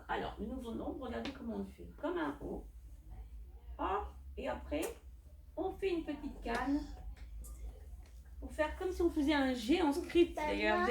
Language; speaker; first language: French; native; French